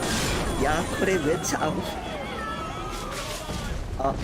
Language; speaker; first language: Japanese; non-native, learner; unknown